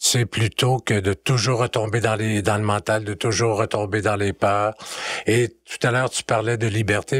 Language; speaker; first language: French; native; French